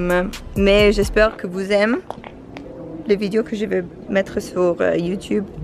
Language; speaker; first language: French; non-native, learner; English